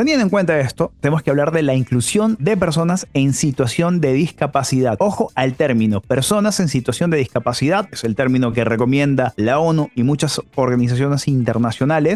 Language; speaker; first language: Spanish; native; Spanish